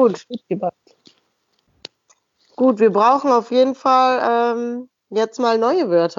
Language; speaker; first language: German; native; German